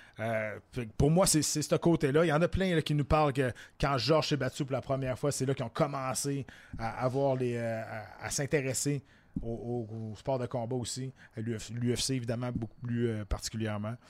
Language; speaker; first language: French; native; French